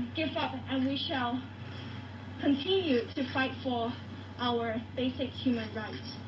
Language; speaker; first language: English; non-native, local second language; Cantonese